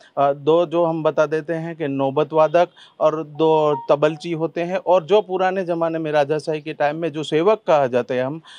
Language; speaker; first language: Hindi; non-native, local second language; Gujarati